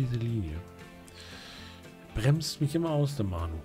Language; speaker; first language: German; native; German